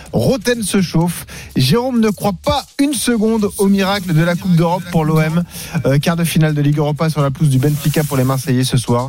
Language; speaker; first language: French; native; French